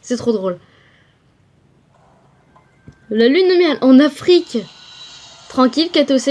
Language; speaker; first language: French; native; French